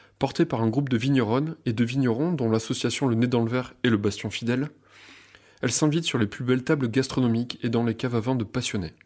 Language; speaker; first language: French; native; French